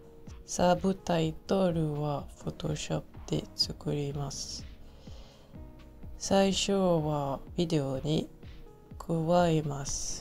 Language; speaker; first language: Japanese; non-native, learner; French